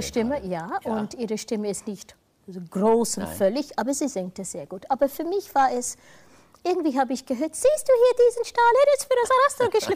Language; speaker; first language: German; non-native, fluent; English